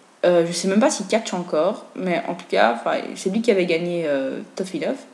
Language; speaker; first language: French; native; French